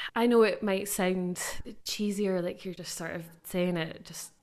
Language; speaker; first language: English; native; English